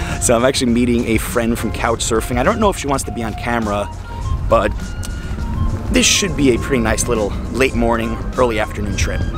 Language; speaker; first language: English; native; English